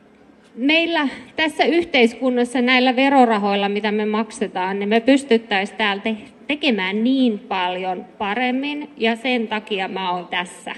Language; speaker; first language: Finnish; native; Finnish